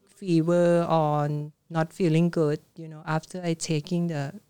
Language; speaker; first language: English; non-native, learner; Thai